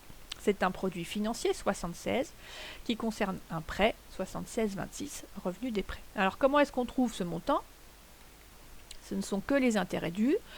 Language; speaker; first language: French; native; French